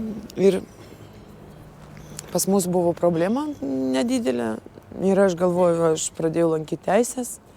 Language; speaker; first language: Lithuanian; early bilingual, other home language; Russian